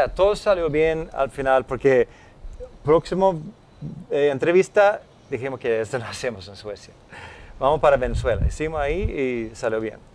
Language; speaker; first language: Spanish; non-native, fluent; Swedish